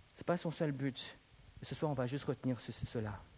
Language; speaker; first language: French; native; French